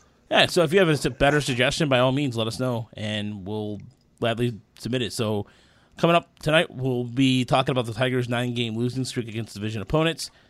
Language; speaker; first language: English; early bilingual, other home language; Spanish